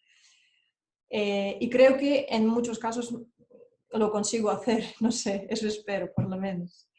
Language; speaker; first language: Spanish; non-native, fluent; Russian